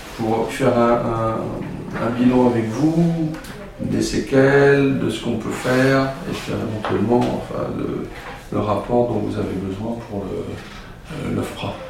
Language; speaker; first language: French; native; French